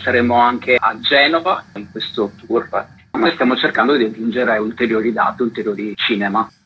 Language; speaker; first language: Italian; native; Italian